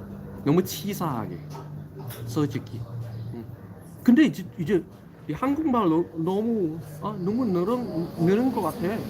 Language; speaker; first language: Korean; non-native, fluent; English